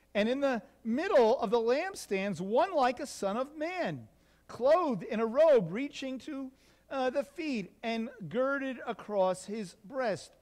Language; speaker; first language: English; native; English